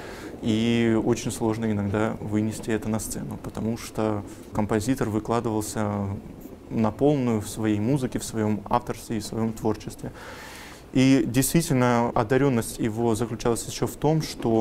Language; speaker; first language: Russian; native; Russian